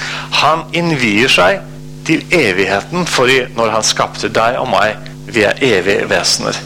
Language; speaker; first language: Norwegian; non-native, fluent; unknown